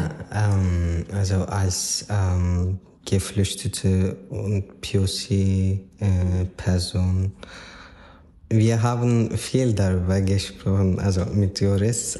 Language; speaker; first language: German; non-native, fluent; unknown